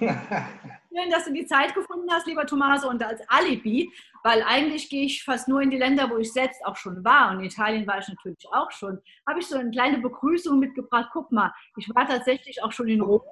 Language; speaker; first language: German; native; German